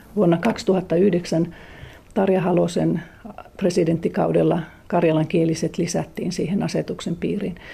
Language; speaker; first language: Finnish; native; Finnish